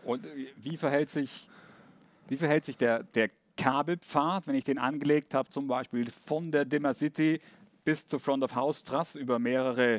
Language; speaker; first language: German; native; German